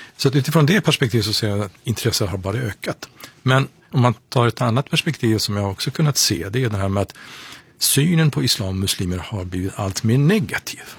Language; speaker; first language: Swedish; non-native, fluent; Persian